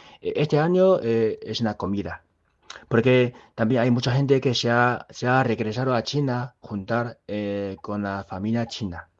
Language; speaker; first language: Spanish; non-native, fluent; Chinese